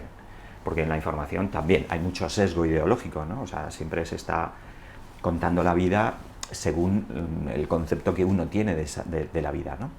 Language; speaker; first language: Spanish; native; Spanish